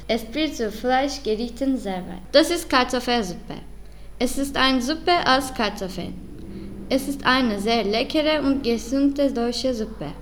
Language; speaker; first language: German; non-native, learner; Turkish